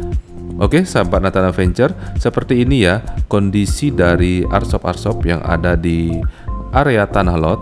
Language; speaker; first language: Indonesian; native; Indonesian